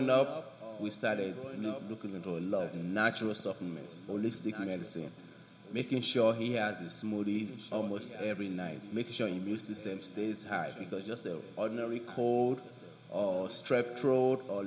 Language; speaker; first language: English; non-native, local second language; Yoruba